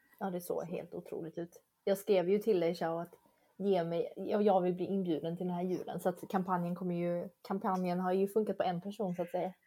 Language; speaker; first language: Swedish; early bilingual, other home language; Chinese